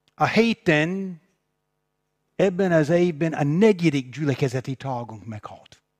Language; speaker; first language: Hungarian; non-native, fluent; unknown